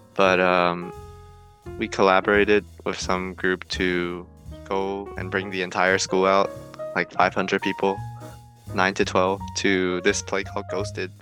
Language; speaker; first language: English; native; English